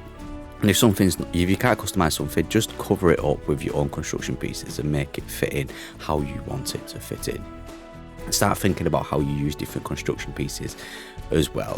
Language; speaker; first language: English; native; English